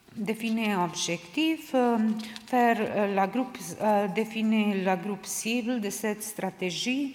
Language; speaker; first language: French; non-native, learner; Serbian